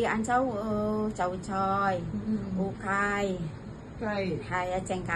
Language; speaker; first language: Cantonese; non-native, learner; Indonesian